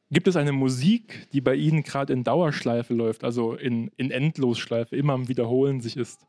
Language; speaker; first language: German; native; German